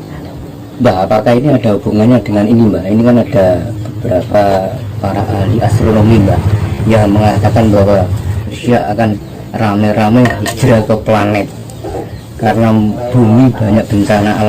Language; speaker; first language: Indonesian; native; Indonesian